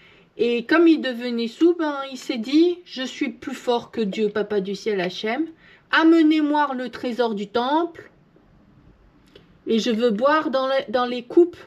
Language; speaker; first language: French; native; French